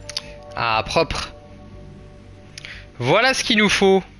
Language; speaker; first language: French; native; French